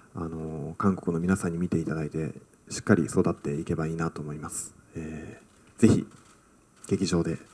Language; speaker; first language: Japanese; native; Japanese